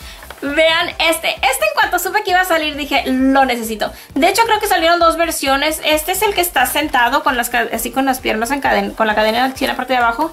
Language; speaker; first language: Spanish; native; Spanish